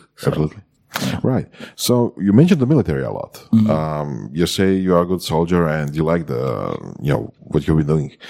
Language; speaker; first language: English; non-native, fluent; Croatian